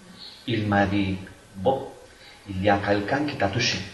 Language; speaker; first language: French; non-native, fluent; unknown